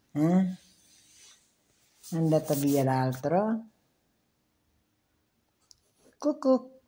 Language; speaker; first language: Italian; non-native, learner; Filipino